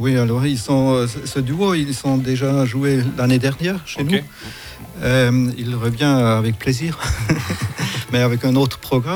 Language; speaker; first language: French; non-native, fluent; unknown